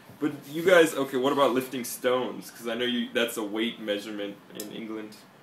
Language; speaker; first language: English; native; English